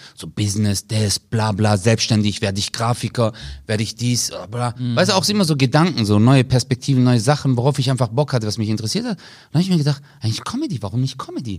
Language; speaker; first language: German; early bilingual, other home language; Turkish